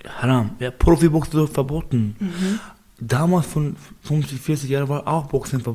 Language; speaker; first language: German; non-native, learner; Baluchi